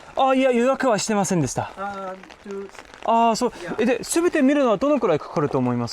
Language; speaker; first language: Japanese; non-native, fluent; English